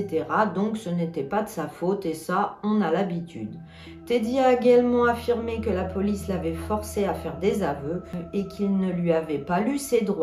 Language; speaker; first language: French; native; French